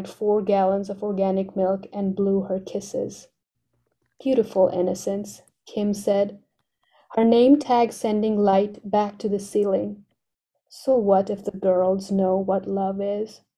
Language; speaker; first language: English; non-native, local second language; Nepali